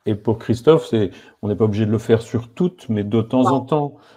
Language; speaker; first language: French; native; French